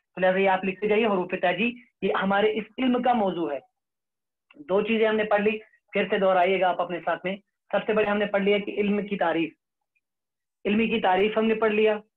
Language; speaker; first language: Urdu; non-native, local second language; Kashmiri